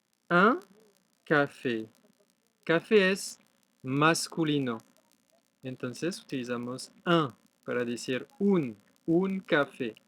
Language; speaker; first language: Spanish; non-native, fluent; French